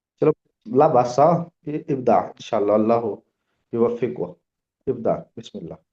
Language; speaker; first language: Arabic; non-native, learner; Urdu